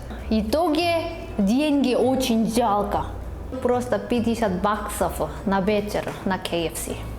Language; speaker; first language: Russian; non-native, learner; Korean